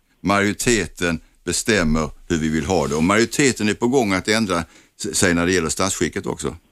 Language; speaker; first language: Swedish; native; Swedish